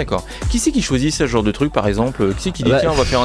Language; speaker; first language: French; native; French